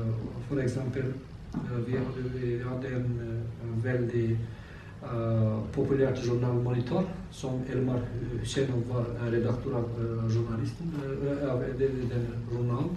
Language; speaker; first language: Norwegian; non-native, learner; Azerbaijani